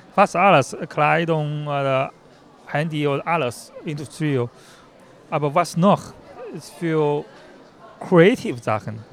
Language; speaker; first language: German; non-native, learner; Chinese